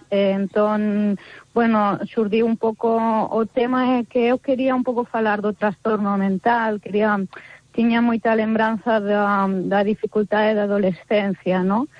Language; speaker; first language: Galician; non-native, local second language; Spanish